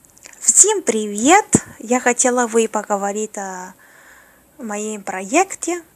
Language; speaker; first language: Russian; non-native, learner; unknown